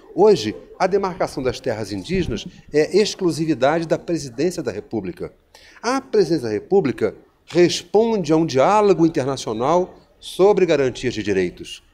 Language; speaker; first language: Portuguese; native; Portuguese